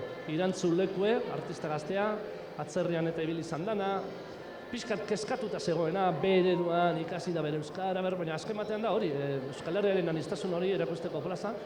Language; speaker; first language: Basque; native; Basque